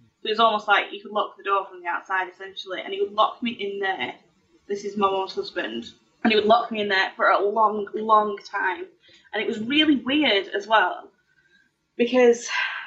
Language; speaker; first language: English; native; English